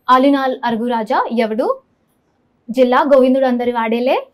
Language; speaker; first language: Telugu; native; Telugu